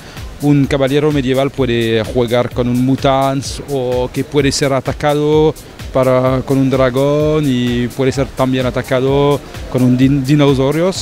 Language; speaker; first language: Spanish; non-native, fluent; French